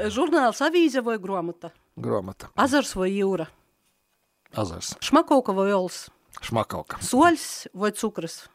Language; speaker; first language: Latvian; native; Latvian